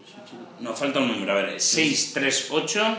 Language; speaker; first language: Spanish; native; Spanish